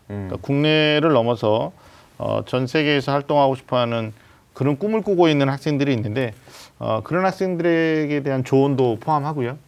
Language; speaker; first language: Korean; native; Korean